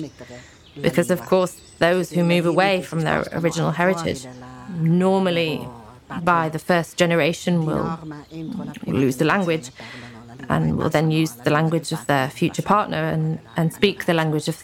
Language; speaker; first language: English; non-native, fluent; Ladin